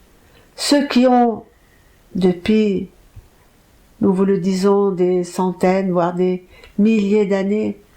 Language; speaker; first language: French; native; French